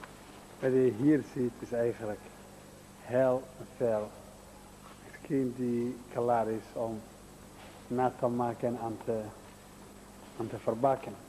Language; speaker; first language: Dutch; non-native, learner; Somali